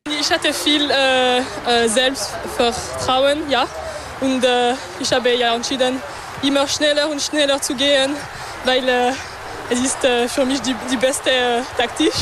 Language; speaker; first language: German; non-native, local second language; French